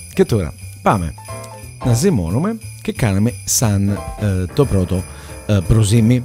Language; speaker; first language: Greek; non-native, learner; Italian